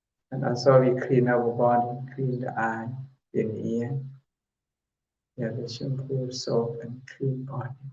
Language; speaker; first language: English; non-native, learner; Thai